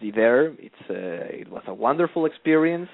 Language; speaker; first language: English; non-native, fluent; Spanish